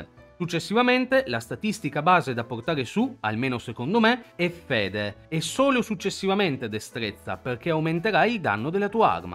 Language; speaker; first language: Italian; native; Italian